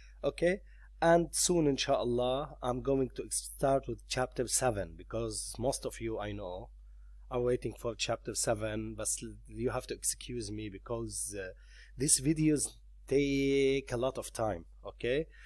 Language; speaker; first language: English; non-native, local second language; Arabic